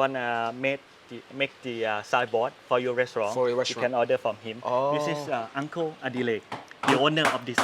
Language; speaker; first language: English; non-native, learner; Thai